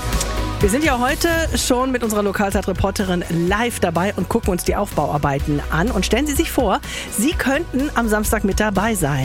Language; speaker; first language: German; native; German